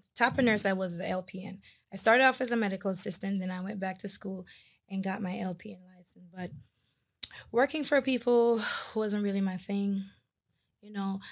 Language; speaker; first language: English; native; English